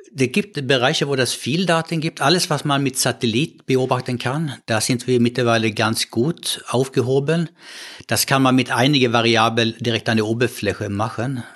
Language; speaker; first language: German; non-native, fluent; Swedish